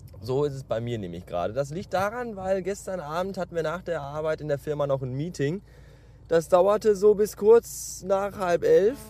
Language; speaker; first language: German; native; German